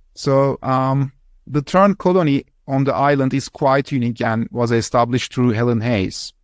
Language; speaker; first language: English; non-native, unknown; Turkish